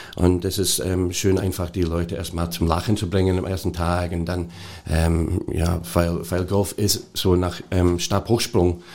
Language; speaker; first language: German; non-native, fluent; English